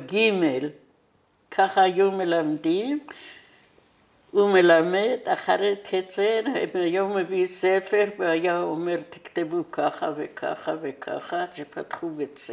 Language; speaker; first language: Hebrew; non-native, fluent; Persian